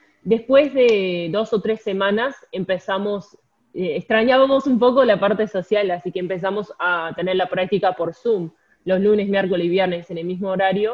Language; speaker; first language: Spanish; native; Spanish